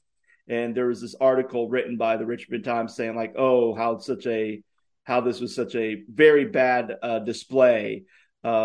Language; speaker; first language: English; native; English